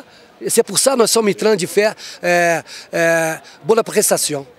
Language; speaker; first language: French; non-native, fluent; Portuguese